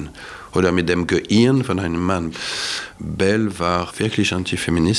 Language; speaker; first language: German; non-native, fluent; French